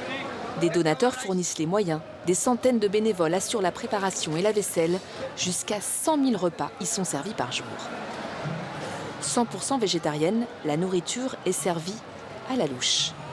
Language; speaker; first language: French; native; French